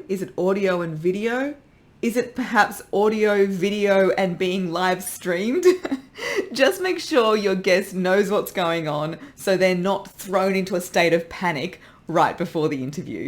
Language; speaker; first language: English; native; English